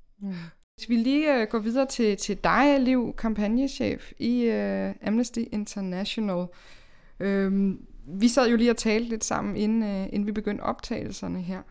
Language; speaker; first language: Danish; native; Danish